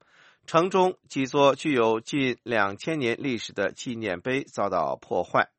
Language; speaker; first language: Chinese; native; Chinese